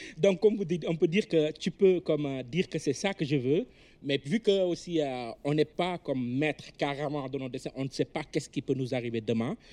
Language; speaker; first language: French; non-native, local second language; Wolof